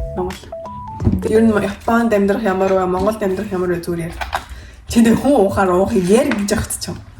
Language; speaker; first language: Mongolian; early bilingual, heritage; Mongolian